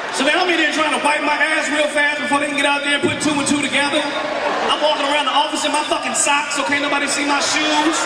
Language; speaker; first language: English; native; English